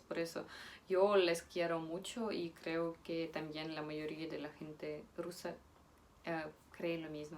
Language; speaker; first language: Spanish; non-native, fluent; Russian